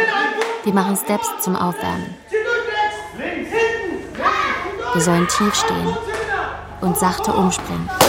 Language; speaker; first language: German; native; German